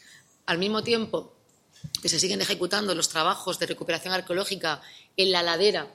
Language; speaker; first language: Spanish; native; Spanish